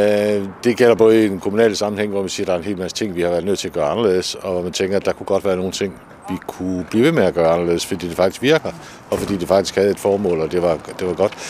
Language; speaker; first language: Danish; native; Danish